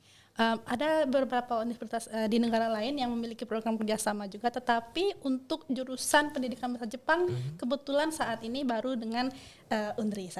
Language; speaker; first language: Indonesian; non-native, fluent; Japanese